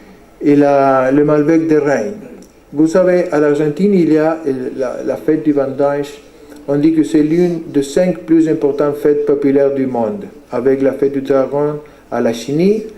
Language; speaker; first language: French; non-native, fluent; Spanish